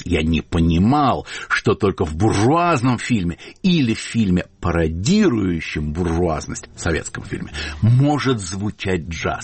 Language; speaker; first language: Russian; native; Russian